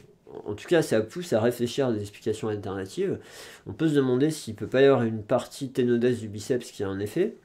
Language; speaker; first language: French; native; French